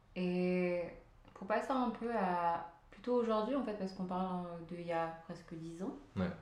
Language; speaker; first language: French; early bilingual, other home language; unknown